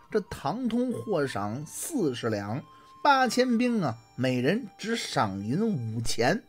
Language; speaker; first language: Chinese; native; Chinese